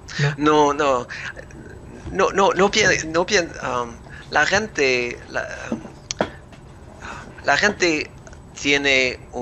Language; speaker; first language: Spanish; non-native, learner; English